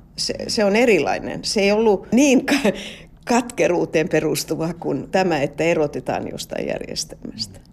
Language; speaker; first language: Finnish; non-native, local second language; Swedish